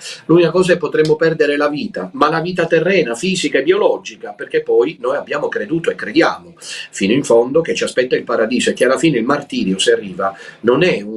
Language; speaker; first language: Italian; native; Italian